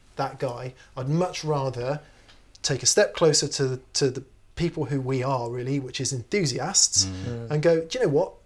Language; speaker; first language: English; native; English